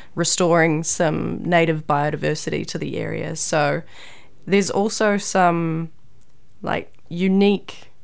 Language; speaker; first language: English; native; English